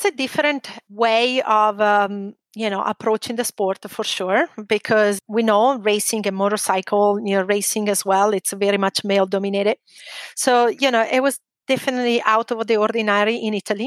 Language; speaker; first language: English; non-native, fluent; Italian